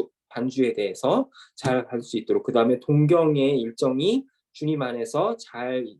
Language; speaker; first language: Korean; native; Korean